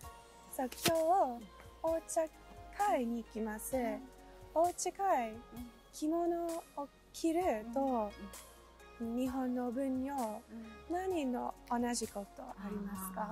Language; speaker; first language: Japanese; non-native, learner; English